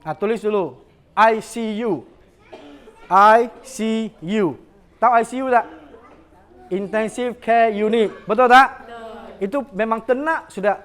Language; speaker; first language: Malay; non-native, local second language; Chinese